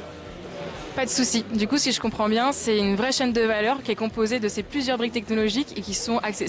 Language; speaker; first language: French; native; French